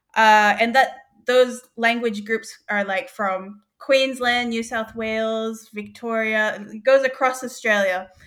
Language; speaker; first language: English; native; English